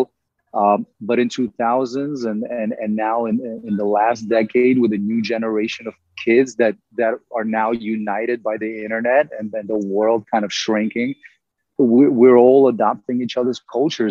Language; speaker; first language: English; non-native, fluent; Russian